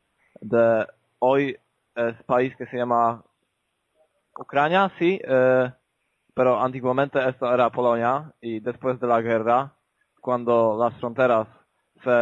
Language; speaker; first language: Spanish; non-native, learner; Polish